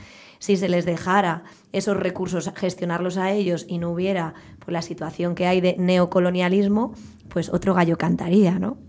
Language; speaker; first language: Spanish; native; Spanish